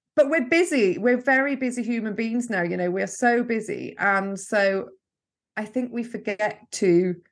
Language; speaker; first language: English; native; English